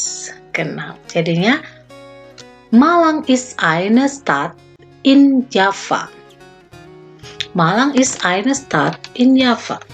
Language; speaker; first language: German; non-native, learner; Indonesian